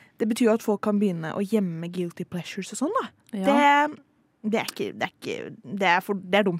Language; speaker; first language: Norwegian; native; Norwegian